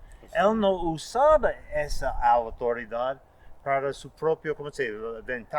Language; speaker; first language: Spanish; non-native, fluent; English